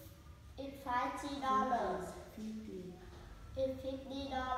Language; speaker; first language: English; non-native, learner; Vietnamese